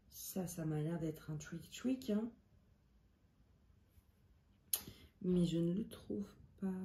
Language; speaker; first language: French; native; French